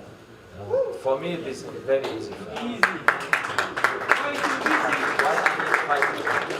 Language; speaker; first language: English; non-native, learner; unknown